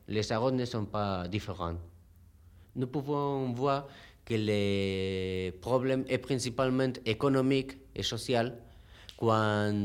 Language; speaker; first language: French; non-native, learner; Spanish